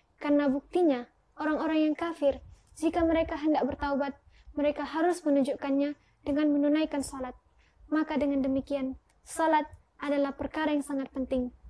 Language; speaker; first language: Indonesian; early bilingual, heritage; Indonesian